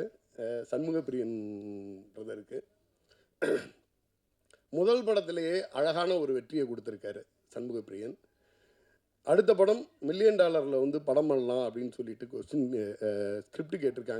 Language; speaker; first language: Tamil; native; Tamil